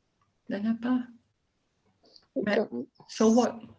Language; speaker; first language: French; non-native, learner; Dutch